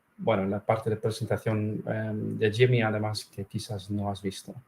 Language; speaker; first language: Spanish; non-native, fluent; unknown